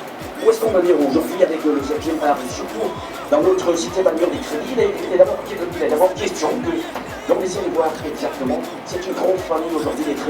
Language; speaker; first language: French; native; French